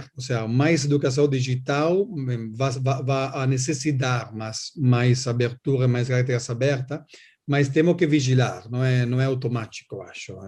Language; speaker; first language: Portuguese; non-native, learner; Italian